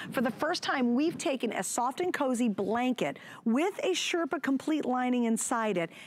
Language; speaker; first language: English; native; English